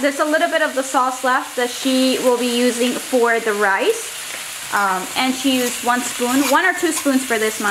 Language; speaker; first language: English; early bilingual, other home language; Spanish